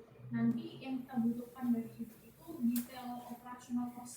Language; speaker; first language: Indonesian; native; Indonesian